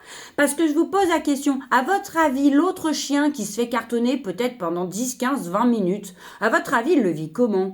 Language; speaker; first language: French; native; French